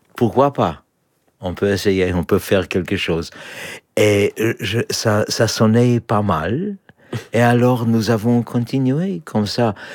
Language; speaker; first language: French; non-native, fluent; English